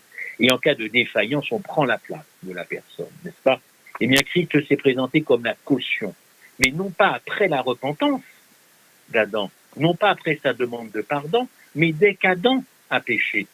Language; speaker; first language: French; native; French